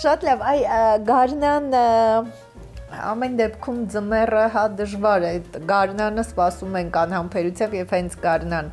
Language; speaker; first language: Armenian; native; Armenian